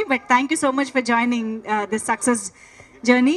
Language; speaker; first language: Telugu; native; Telugu